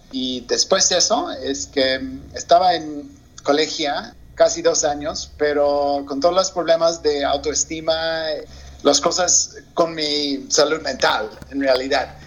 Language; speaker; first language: Spanish; non-native, learner; English